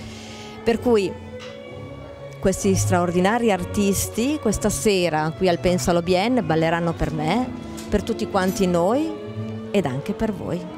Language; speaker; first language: Italian; native; Italian